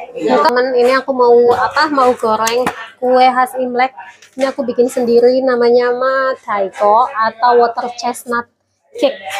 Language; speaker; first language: Indonesian; non-native, local second language; Javanese